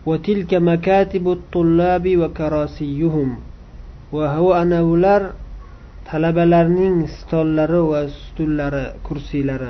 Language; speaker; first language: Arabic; non-native, fluent; Uzbek